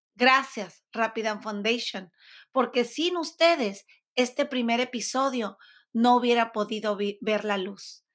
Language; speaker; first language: Spanish; native; Spanish